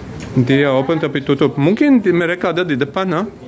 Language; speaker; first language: Indonesian; non-native, learner; English